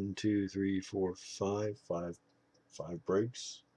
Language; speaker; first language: English; native; English